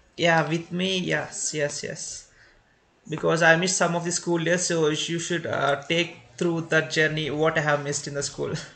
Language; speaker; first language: English; non-native, local second language; Telugu